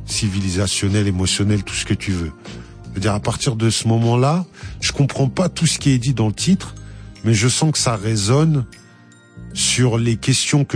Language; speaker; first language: French; native; French